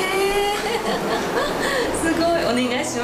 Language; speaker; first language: Japanese; non-native, fluent; Chinese